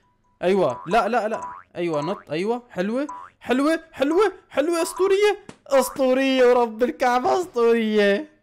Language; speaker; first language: Arabic; native; Arabic